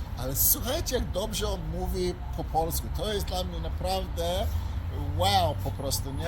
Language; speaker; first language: Polish; early bilingual, heritage; Polish